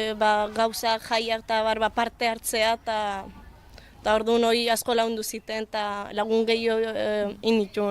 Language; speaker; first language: Basque; early bilingual, other home language; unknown